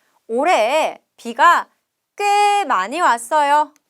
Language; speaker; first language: Korean; native; Korean